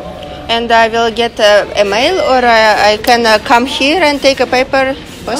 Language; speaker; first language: English; non-native, learner; Russian